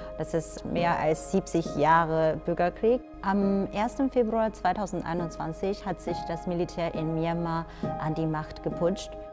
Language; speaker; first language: German; non-native, fluent; Burmese